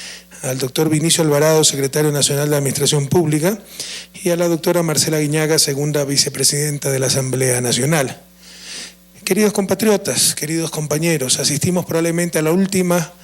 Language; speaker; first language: Spanish; native; Spanish